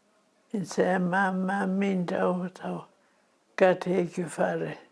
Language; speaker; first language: Icelandic; non-native, fluent; German